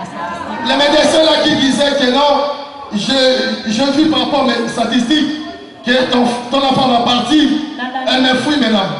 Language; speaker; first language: French; non-native, local second language; Lingala